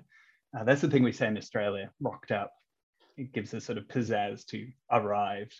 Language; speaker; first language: English; native; English